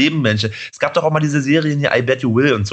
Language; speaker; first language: German; native; German